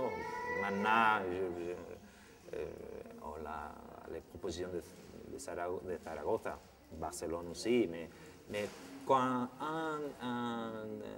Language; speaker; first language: French; non-native, fluent; Spanish